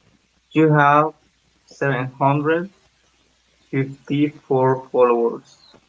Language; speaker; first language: English; non-native, learner; Spanish